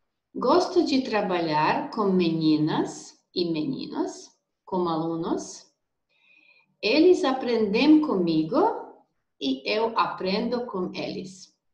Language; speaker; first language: Portuguese; non-native, learner; Serbian